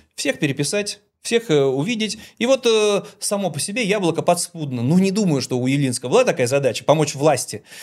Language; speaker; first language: Russian; native; Russian